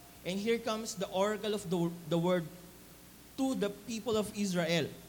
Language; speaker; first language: English; non-native, local second language; Filipino